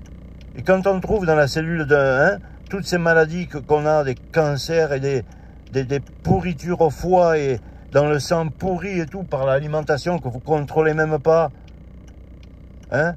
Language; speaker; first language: French; native; French